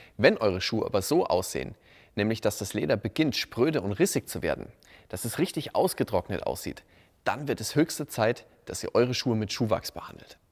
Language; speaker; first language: German; native; German